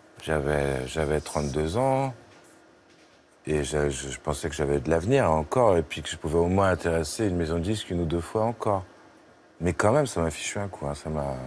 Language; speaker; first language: French; native; French